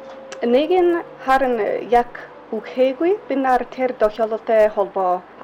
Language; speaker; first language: Mongolian; non-native, fluent; English